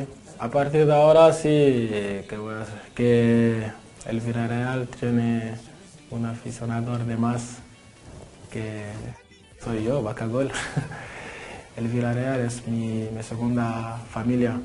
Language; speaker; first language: Spanish; non-native, fluent; French